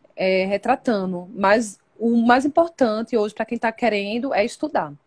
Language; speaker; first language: Portuguese; native; Portuguese